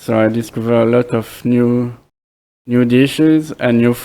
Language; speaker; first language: English; non-native, fluent; French